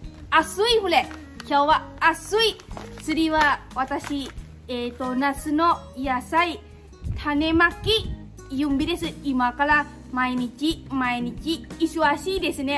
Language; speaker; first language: Japanese; non-native, local second language; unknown